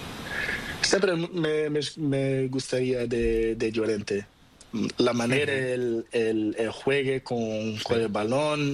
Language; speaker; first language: Spanish; non-native, learner; Portuguese